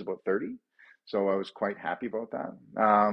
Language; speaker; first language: English; native; English